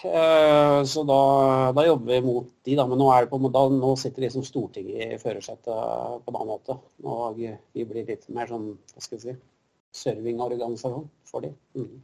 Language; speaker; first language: Norwegian; native; Norwegian